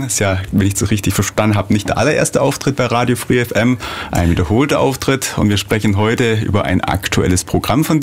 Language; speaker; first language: German; native; German